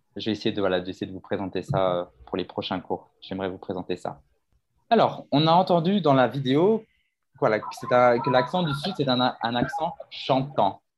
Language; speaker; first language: French; native; French